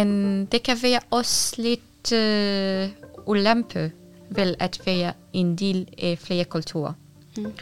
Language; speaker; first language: Danish; non-native, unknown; Arabic